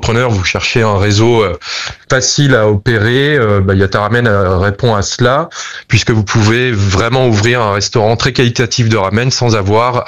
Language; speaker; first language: French; native; French